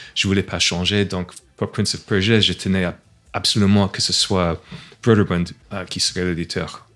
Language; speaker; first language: French; non-native, fluent; English